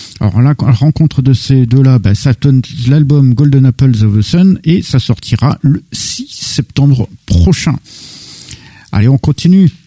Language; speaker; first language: French; native; French